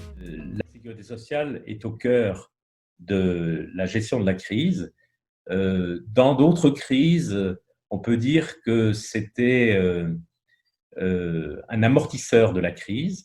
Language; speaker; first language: French; native; French